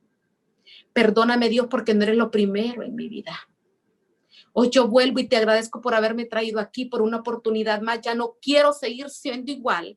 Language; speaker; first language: Spanish; native; Spanish